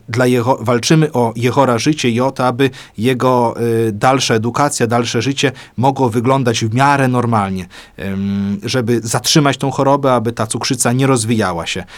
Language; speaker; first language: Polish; native; Polish